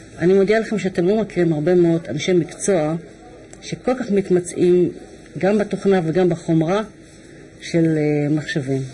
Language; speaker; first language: Hebrew; native; Hebrew